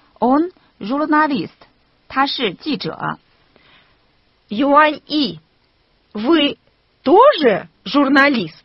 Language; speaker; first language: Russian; non-native, fluent; Chinese